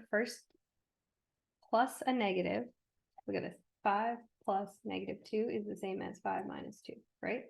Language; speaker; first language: English; native; English